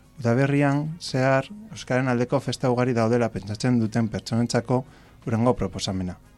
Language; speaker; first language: Basque; non-native, local second language; Spanish